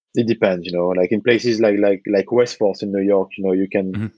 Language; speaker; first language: English; non-native, fluent; French